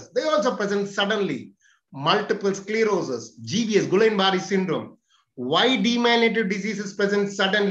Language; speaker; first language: English; non-native, local second language; Telugu